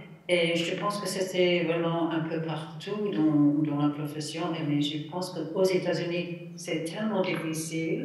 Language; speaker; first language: French; non-native, fluent; English